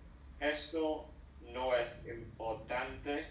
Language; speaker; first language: Spanish; non-native, learner; English